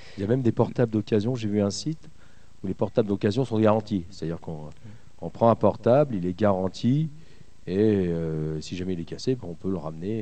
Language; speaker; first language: French; native; French